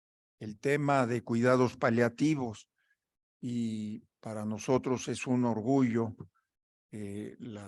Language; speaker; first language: Spanish; native; Spanish